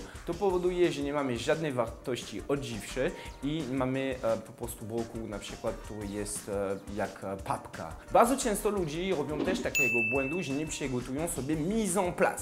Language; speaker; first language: Polish; non-native, fluent; French